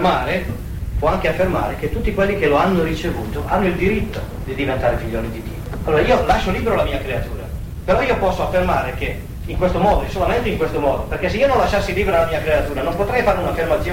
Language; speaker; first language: Italian; native; Italian